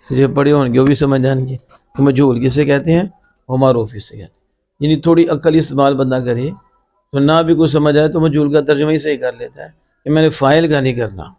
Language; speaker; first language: Urdu; non-native, local second language; Punjabi